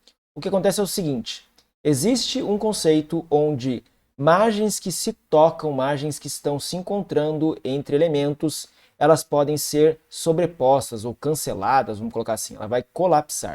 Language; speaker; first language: Portuguese; native; Portuguese